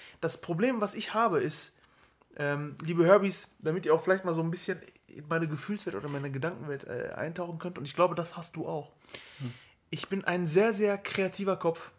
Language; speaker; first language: German; early bilingual, other home language; Turkish